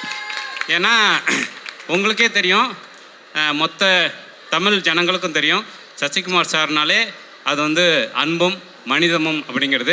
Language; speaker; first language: Tamil; native; Tamil